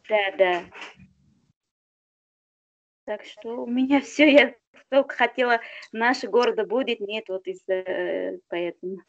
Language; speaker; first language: Russian; non-native, learner; Uzbek